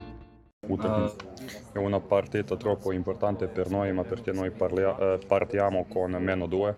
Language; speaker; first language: Italian; non-native, learner; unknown